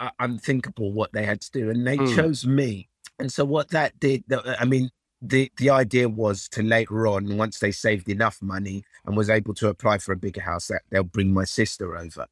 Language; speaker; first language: English; early bilingual, other home language; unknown